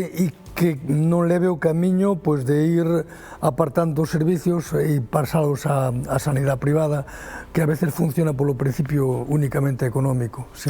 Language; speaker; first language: Galician; native; Galician